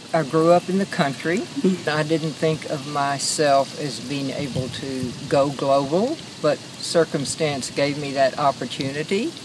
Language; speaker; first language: English; native; English